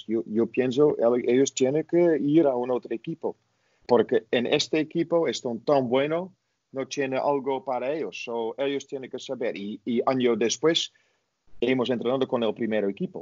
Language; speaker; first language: Spanish; non-native, fluent; Dutch